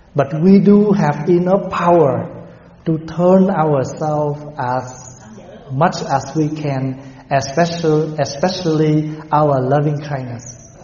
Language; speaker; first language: English; non-native, fluent; Vietnamese